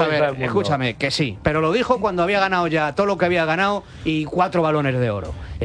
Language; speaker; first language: Spanish; native; Spanish